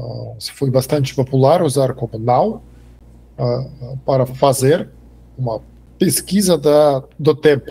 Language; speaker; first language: Portuguese; non-native, fluent; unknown